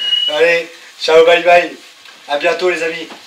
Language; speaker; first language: French; native; French